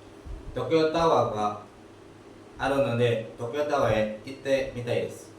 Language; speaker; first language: Japanese; non-native, learner; Indonesian